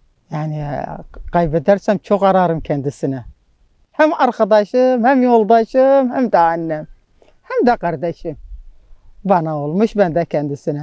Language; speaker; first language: Turkish; non-native, local second language; Arabic